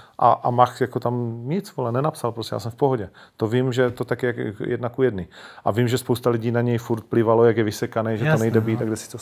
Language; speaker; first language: Czech; native; Czech